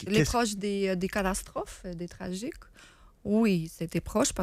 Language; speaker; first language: French; non-native, learner; Ukrainian